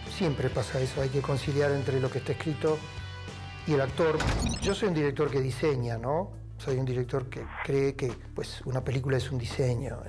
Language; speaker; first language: Spanish; native; Spanish